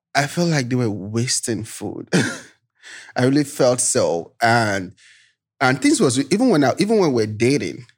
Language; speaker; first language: English; non-native, local second language; Yoruba